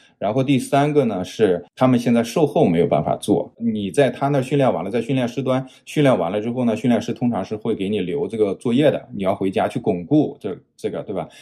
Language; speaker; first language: Chinese; native; Chinese